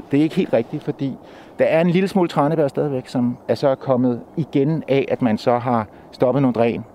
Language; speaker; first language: Danish; native; Danish